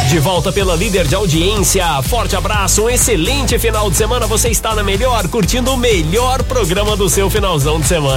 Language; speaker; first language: Portuguese; native; Portuguese